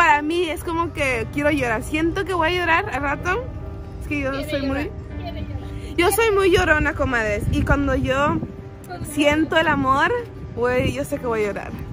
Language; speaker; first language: Spanish; early bilingual, heritage; Spanish